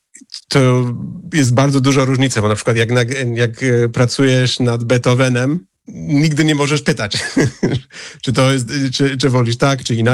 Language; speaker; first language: Polish; non-native, fluent; English